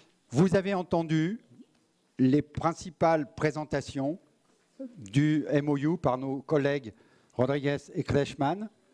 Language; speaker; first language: French; native; French